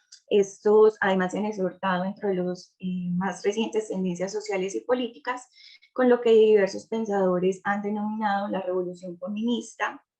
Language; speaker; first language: Spanish; native; Spanish